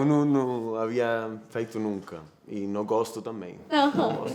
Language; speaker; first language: Portuguese; non-native, fluent; Spanish